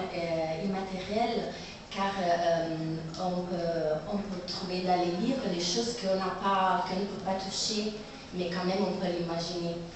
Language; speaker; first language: French; non-native, learner; Italian